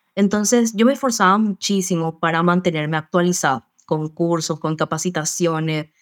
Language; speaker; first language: Spanish; native; Spanish